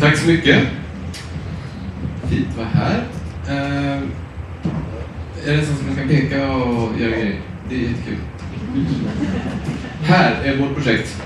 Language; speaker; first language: Swedish; native; Swedish